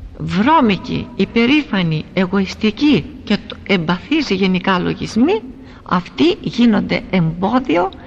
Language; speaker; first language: Greek; native; Greek